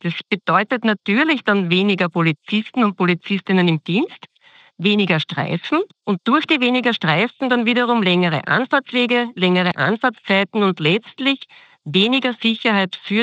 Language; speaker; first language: German; native; German